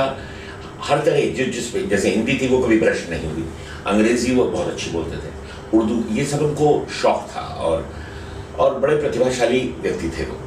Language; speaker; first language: Hindi; native; Hindi